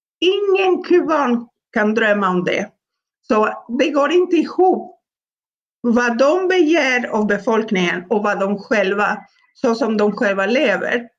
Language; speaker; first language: Swedish; non-native, fluent; Spanish